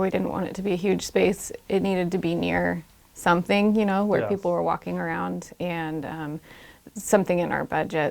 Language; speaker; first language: English; native; English